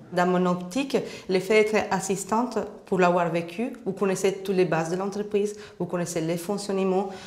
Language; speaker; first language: French; non-native, fluent; Spanish